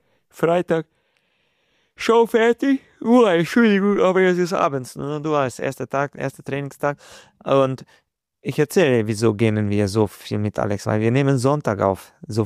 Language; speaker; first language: German; non-native, fluent; Hungarian